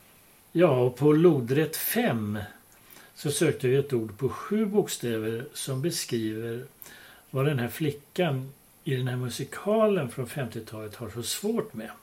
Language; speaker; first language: Swedish; native; Swedish